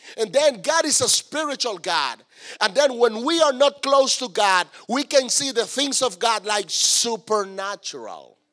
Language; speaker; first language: English; non-native, fluent; Spanish